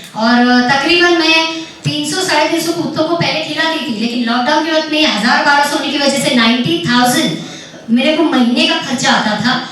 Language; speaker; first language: Hindi; non-native, local second language; Marathi